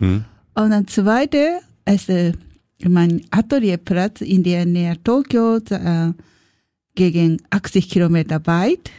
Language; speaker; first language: German; non-native, learner; Japanese